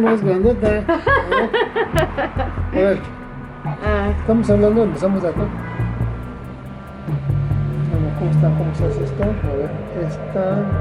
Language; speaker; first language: Spanish; native; Spanish